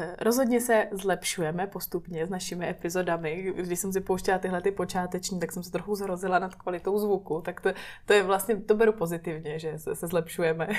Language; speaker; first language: Czech; native; Czech